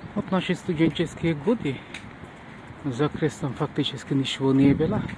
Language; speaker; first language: Russian; non-native, fluent; Bangla